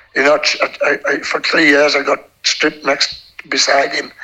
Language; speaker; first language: English; native; English